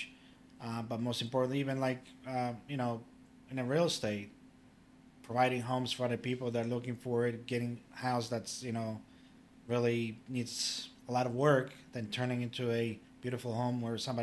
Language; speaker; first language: English; non-native, fluent; Polish